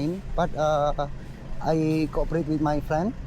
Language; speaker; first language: English; non-native, learner; Indonesian